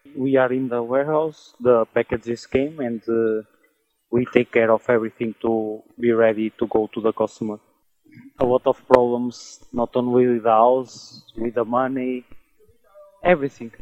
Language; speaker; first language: English; non-native, learner; Portuguese